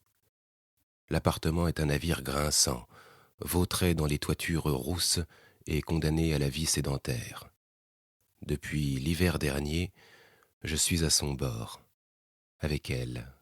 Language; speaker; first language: French; native; French